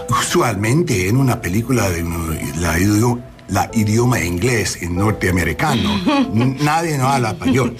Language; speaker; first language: Spanish; non-native, learner; English